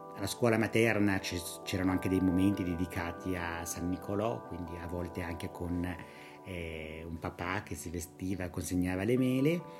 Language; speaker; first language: Italian; native; Italian